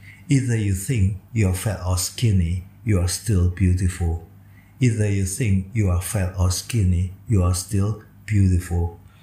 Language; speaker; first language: English; non-native, fluent; Indonesian